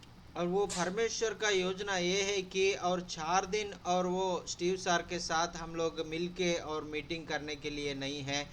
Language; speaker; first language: Hindi; non-native, local second language; Telugu